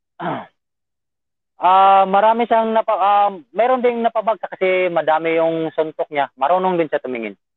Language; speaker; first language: Filipino; non-native, local second language; Cebuano